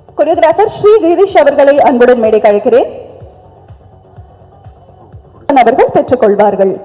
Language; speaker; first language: Tamil; native; Tamil